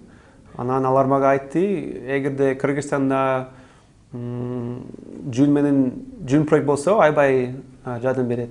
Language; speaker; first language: Kyrgyz; non-native, learner; English